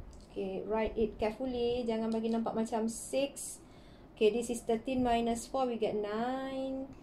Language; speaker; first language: English; non-native, local second language; Malay